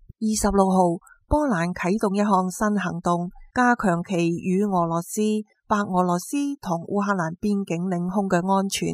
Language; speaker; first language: Chinese; non-native, local second language; Cantonese